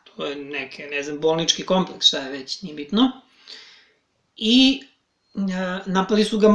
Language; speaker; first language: Serbian; native; Serbian